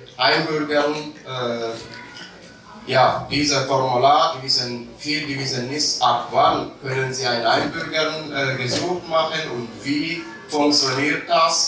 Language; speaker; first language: German; non-native, learner; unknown